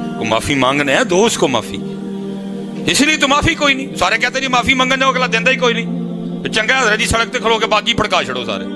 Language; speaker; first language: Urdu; non-native, local second language; Punjabi